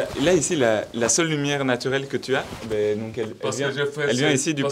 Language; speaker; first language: French; native; French